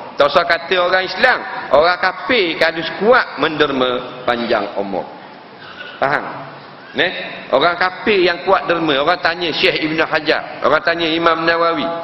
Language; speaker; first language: Malay; native; Malay